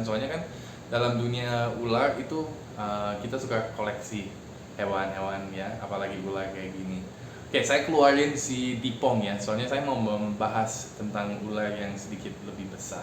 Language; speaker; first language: Indonesian; non-native, fluent; English